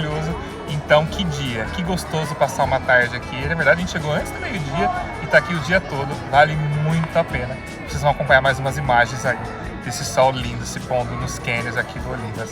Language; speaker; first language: Portuguese; native; Portuguese